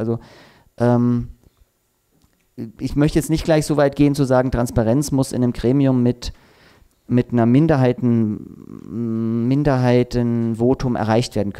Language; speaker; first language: German; native; German